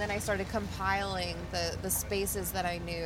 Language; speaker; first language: English; native; English